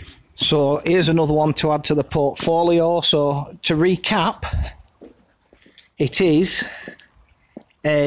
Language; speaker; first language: English; native; English